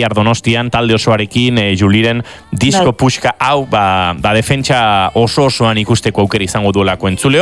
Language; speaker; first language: Basque; native; Basque